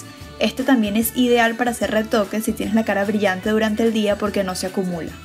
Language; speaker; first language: Spanish; native; Spanish